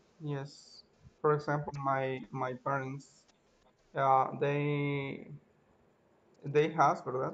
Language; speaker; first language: English; non-native, learner; Spanish